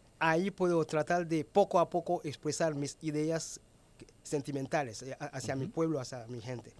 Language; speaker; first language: Spanish; non-native, fluent; Haitian Creole